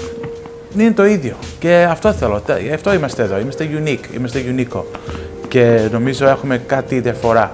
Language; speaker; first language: Greek; early bilingual, heritage; Greek